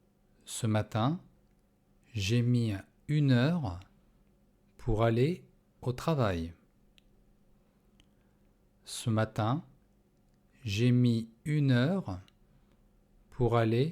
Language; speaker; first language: French; non-native, fluent; Russian